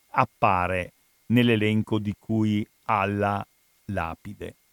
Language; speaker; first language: Italian; native; Italian